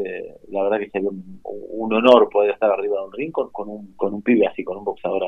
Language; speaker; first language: Spanish; native; Spanish